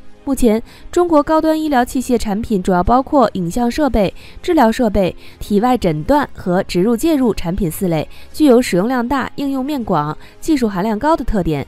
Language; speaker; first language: Chinese; native; Chinese